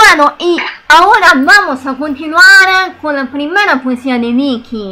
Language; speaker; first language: Spanish; non-native, learner; Italian